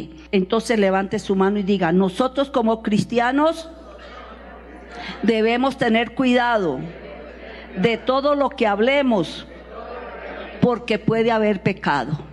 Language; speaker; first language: Spanish; native; Spanish